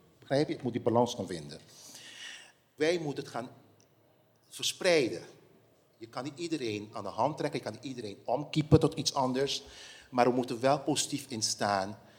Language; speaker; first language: Dutch; non-native, local second language; Papiamento